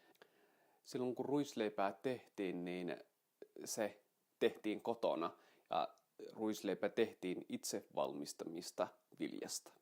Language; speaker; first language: Finnish; native; Finnish